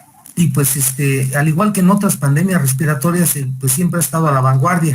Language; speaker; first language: Spanish; native; Spanish